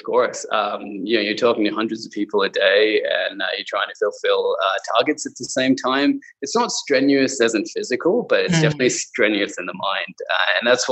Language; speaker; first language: English; non-native, local second language; Cantonese